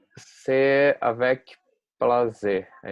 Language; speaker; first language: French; non-native, learner; Portuguese